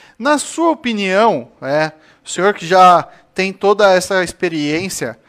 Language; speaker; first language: Portuguese; native; Portuguese